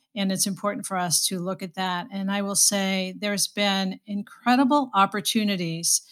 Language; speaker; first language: English; native; English